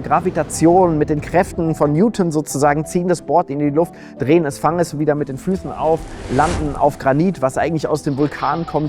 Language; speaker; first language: German; native; German